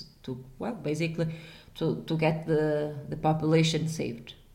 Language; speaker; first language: English; non-native, fluent; Portuguese